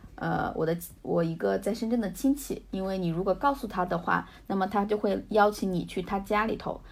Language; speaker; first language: Chinese; native; Chinese